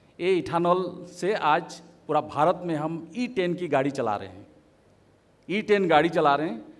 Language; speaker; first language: Hindi; non-native, local second language; Assamese